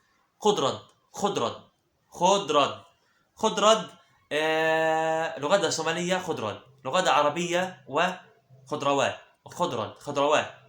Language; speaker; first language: Arabic; early bilingual, other home language; Somali